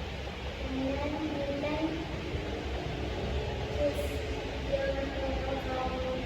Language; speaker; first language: English; non-native, learner; Indonesian